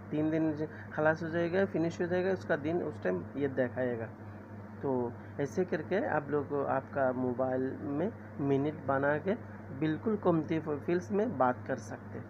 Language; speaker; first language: Hindi; non-native, learner; Bangla